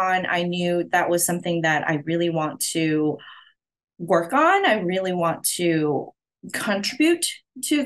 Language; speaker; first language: English; non-native, local second language; Cantonese